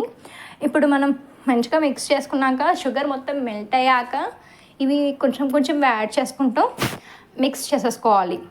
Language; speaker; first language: Telugu; native; Telugu